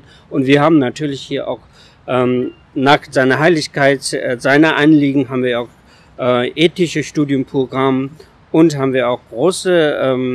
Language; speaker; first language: German; non-native, fluent; Tibetan